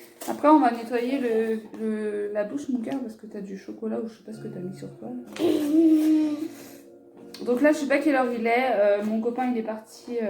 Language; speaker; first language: French; native; French